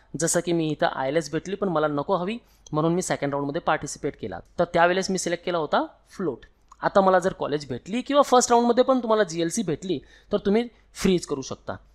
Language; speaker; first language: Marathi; non-native, local second language; Hindi